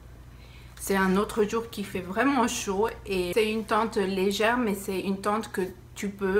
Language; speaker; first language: French; non-native, fluent; Spanish